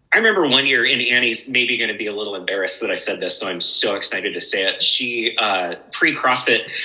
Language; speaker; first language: English; native; English